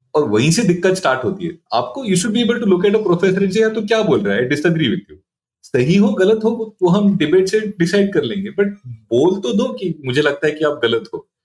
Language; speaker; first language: Hindi; non-native, local second language; Marathi